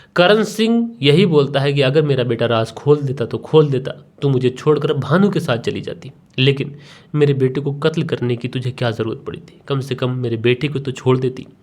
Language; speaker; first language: Hindi; native; Hindi